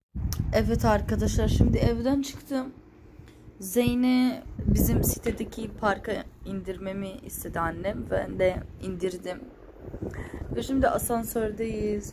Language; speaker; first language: Turkish; early bilingual, other home language; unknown